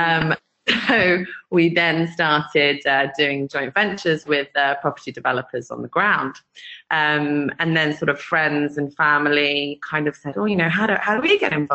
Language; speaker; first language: English; native; English